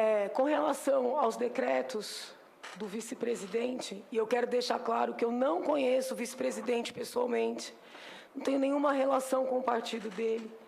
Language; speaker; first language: Portuguese; native; Portuguese